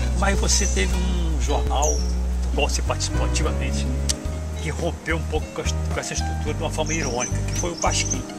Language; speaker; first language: Portuguese; native; Portuguese